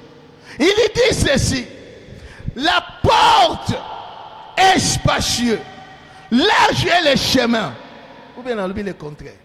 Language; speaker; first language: French; non-native, local second language; Lingala